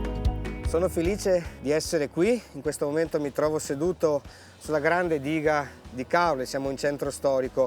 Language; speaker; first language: Italian; native; Italian